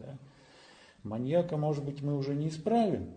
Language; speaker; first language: Russian; native; Russian